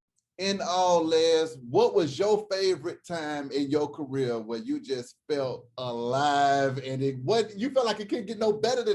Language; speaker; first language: English; native; English